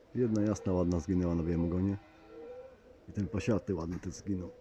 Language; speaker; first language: Polish; native; Polish